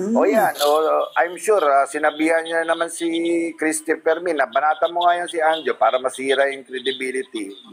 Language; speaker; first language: Filipino; native; Filipino